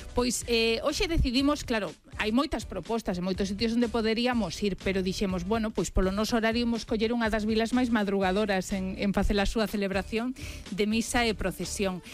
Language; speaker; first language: Galician; native; Galician